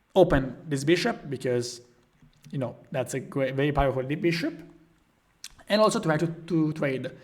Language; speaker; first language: English; non-native, fluent; Italian